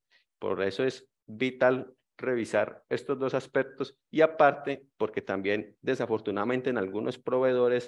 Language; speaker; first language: Spanish; native; Spanish